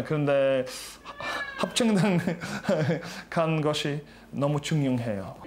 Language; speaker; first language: Korean; non-native, learner; Latvian